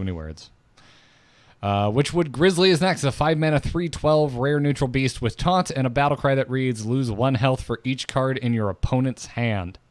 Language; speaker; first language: English; native; English